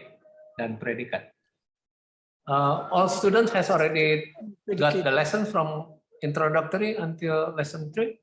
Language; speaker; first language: English; non-native, fluent; Indonesian